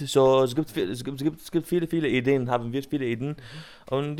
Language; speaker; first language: German; non-native, learner; Arabic